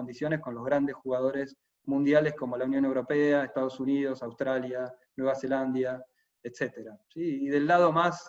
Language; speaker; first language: Spanish; native; Spanish